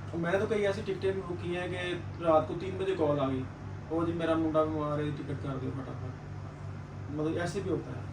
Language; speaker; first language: Urdu; non-native, local second language; Punjabi